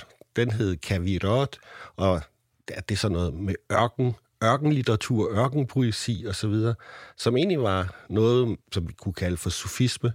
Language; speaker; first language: Danish; native; Danish